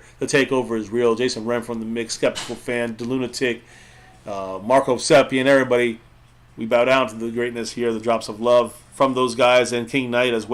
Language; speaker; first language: English; native; English